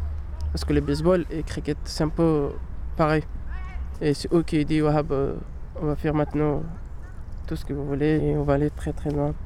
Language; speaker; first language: French; non-native, learner; Pashto